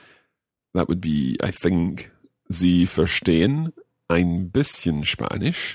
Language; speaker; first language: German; non-native, learner; English